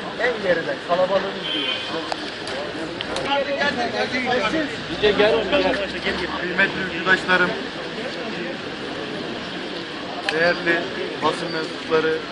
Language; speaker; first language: Turkish; native; Turkish